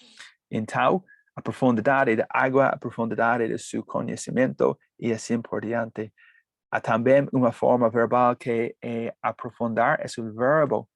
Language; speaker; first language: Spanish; non-native, learner; English